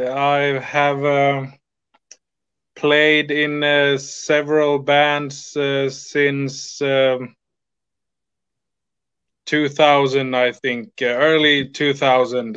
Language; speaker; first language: English; non-native, fluent; Swedish